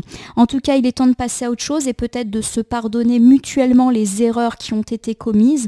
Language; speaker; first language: French; native; French